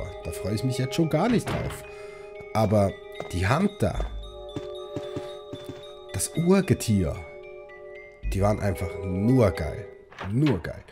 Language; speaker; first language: German; native; German